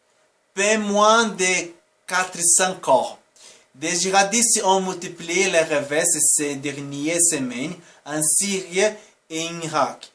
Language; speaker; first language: French; non-native, learner; Portuguese